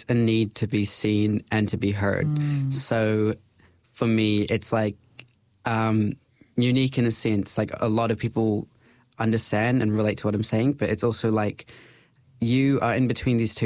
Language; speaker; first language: English; native; English